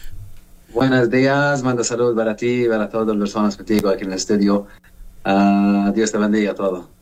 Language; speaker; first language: Spanish; non-native, learner; Arabic